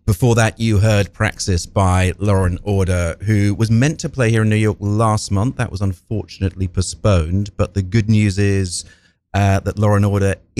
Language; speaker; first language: English; native; English